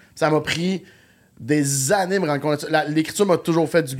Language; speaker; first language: French; native; French